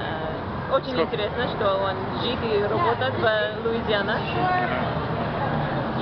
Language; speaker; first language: Russian; non-native, fluent; English